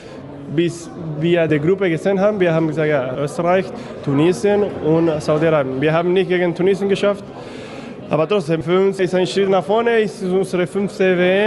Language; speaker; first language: German; non-native, fluent; Spanish